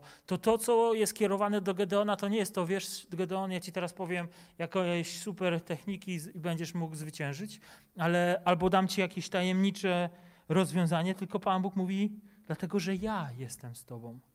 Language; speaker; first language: Polish; native; Polish